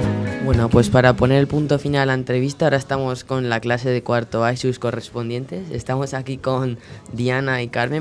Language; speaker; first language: Spanish; native; Spanish